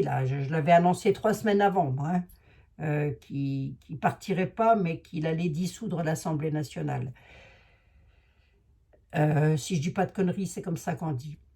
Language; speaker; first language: French; native; French